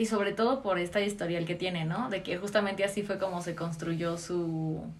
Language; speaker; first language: Spanish; native; Spanish